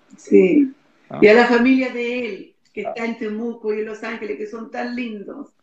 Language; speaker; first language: Spanish; native; Spanish